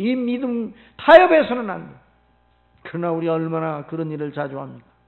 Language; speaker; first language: Korean; native; Korean